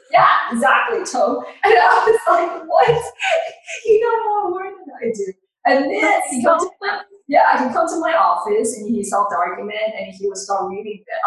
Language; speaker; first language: English; non-native, fluent; Chinese